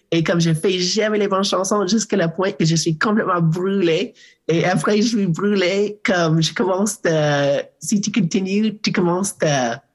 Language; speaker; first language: French; non-native, learner; English